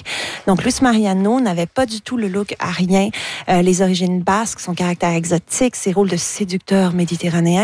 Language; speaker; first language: French; native; French